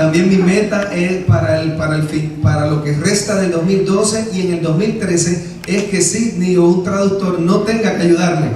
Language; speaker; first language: Spanish; native; Spanish